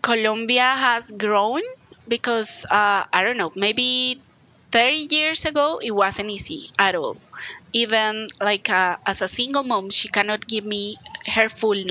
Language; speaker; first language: English; non-native, fluent; Spanish